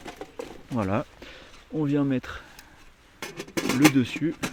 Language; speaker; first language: French; native; French